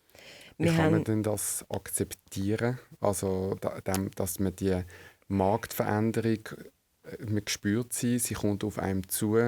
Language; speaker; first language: German; native; German